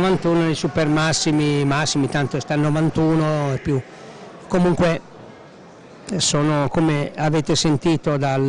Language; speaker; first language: Italian; native; Italian